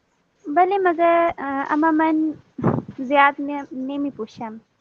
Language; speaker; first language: Persian; non-native, learner; Urdu